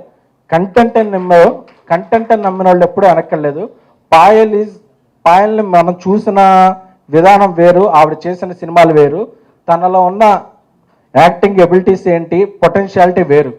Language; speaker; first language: Telugu; native; Telugu